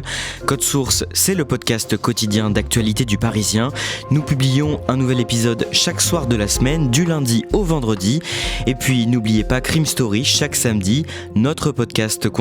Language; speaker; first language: French; native; French